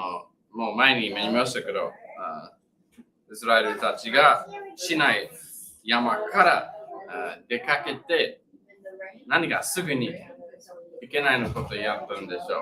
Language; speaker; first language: Japanese; non-native, learner; English